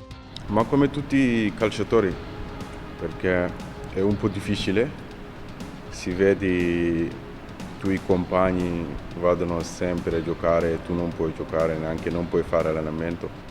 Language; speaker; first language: Italian; non-native, fluent; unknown